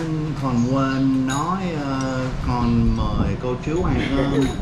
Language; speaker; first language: Vietnamese; non-native, learner; English